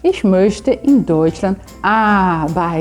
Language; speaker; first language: German; non-native, fluent; Portuguese